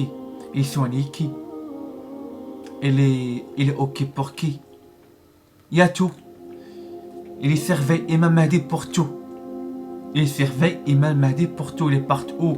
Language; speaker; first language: French; non-native, learner; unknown